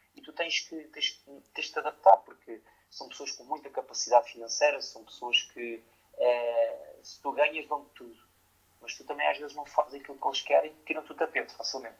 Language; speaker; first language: Portuguese; native; Portuguese